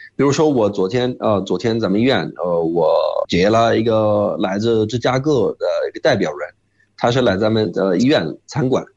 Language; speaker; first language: Chinese; non-native, fluent; Arabic